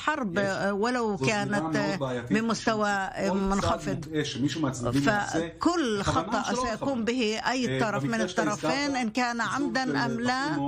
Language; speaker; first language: Arabic; non-native, fluent; Hebrew